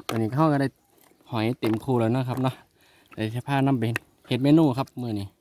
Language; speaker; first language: Thai; native; Thai